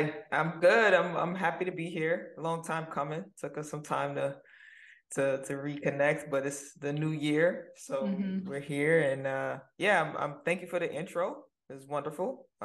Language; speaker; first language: English; native; English